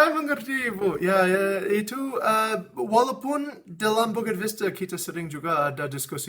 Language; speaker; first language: Indonesian; non-native, fluent; English